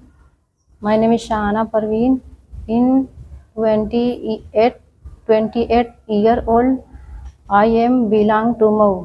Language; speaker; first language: English; non-native, learner; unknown